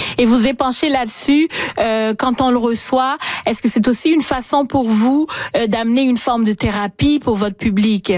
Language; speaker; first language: French; native; French